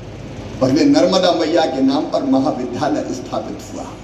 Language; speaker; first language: Hindi; native; Hindi